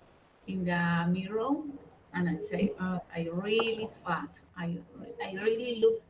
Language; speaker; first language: English; non-native, learner; Spanish